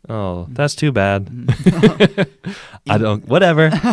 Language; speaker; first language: English; native; English